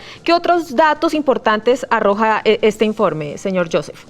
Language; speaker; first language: Spanish; native; Spanish